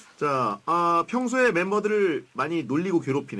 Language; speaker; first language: Korean; native; Korean